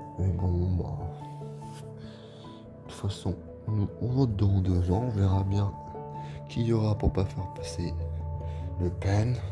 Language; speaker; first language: French; native; French